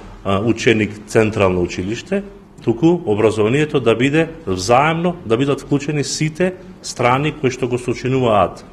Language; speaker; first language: Macedonian; native; Macedonian